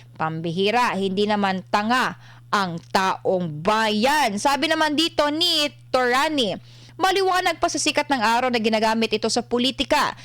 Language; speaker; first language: Filipino; non-native, local second language; Cebuano